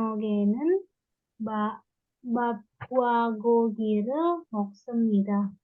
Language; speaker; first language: Korean; non-native, learner; Indonesian